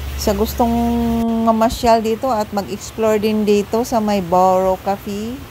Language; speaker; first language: Filipino; non-native, local second language; Cebuano